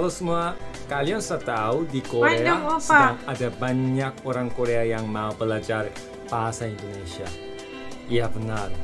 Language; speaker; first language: Indonesian; non-native, learner; Korean